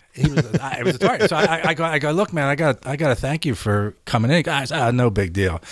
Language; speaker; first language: English; native; English